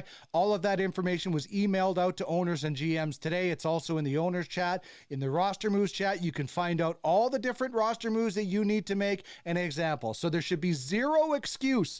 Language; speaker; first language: English; native; English